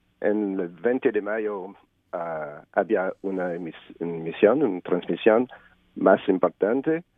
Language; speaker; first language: Spanish; non-native, learner; French